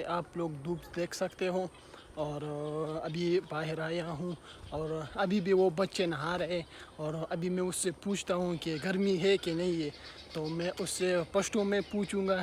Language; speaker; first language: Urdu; non-native, local second language; Pashto